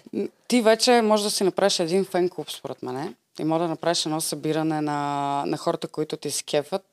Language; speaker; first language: Bulgarian; native; Bulgarian